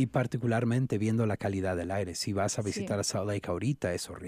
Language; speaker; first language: Spanish; native; Spanish